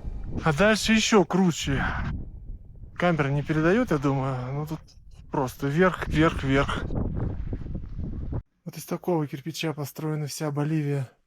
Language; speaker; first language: Russian; native; Russian